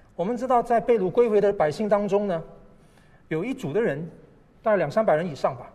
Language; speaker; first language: Chinese; native; Chinese